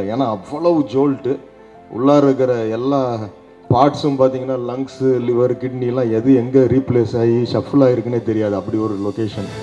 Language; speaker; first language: Tamil; native; Tamil